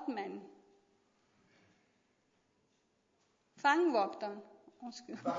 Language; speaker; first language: Danish; non-native, learner; Persian